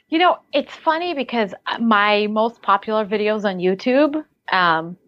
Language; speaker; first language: English; early bilingual, other home language; Russian